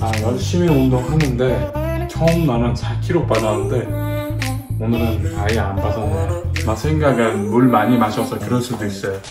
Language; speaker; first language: Korean; non-native, learner; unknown